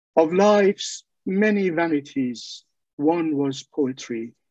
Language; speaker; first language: English; non-native, fluent; Persian